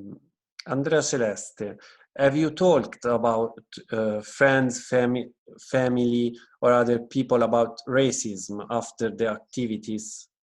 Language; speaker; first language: English; non-native, fluent; Italian